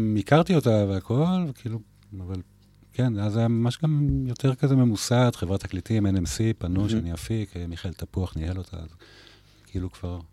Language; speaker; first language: Hebrew; early bilingual, heritage; Hebrew